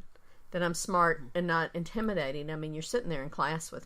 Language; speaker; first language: English; native; English